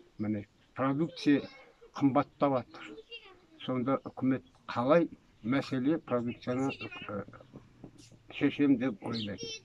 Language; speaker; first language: Kazakh; native; Kazakh